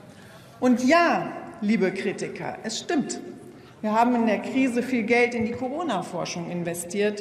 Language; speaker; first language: German; native; German